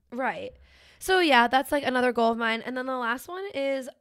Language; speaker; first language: English; native; English